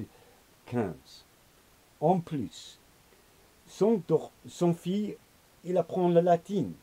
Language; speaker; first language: French; non-native, learner; English